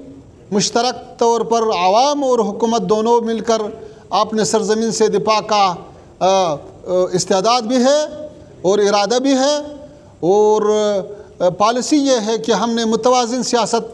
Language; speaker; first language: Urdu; non-native, learner; Pashto